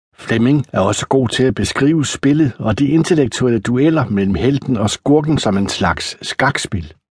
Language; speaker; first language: Danish; native; Danish